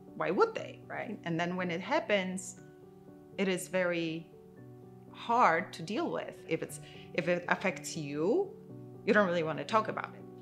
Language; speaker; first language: English; non-native, fluent; Polish